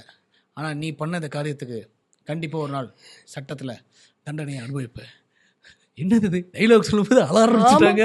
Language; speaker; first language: Tamil; native; Tamil